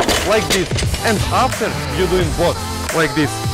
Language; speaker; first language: English; non-native, learner; Russian